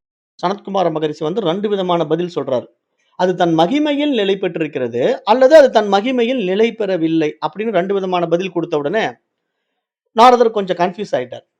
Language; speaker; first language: Tamil; native; Tamil